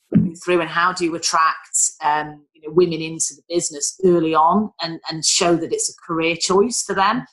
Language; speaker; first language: English; native; English